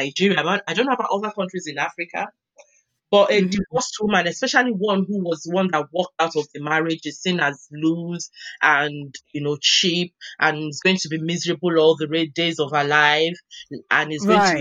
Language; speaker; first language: English; non-native, local second language; Yoruba